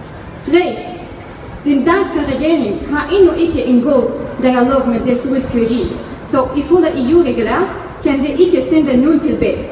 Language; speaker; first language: Danish; non-native, fluent; Arabic